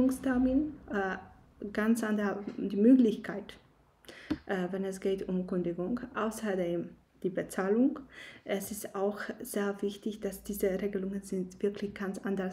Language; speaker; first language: German; non-native, fluent; Polish